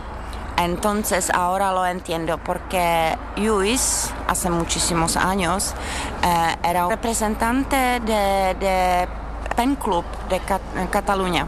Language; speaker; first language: Spanish; non-native, learner; Czech